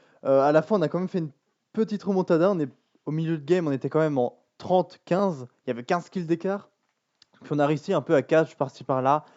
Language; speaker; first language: French; native; French